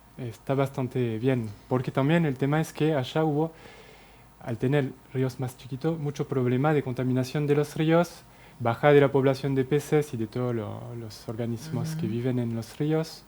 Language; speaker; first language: Spanish; non-native, fluent; French